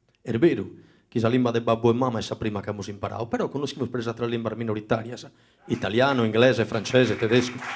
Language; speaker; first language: Italian; non-native, local second language; Sardinian